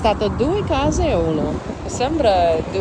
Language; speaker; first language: Italian; non-native, learner; English